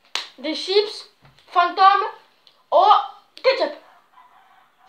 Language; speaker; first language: French; native; French